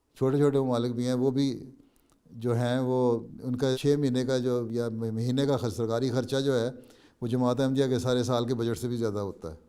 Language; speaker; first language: Urdu; native; Urdu